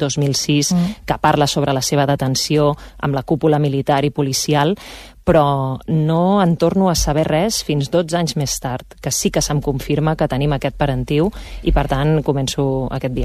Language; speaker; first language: Catalan; native; Catalan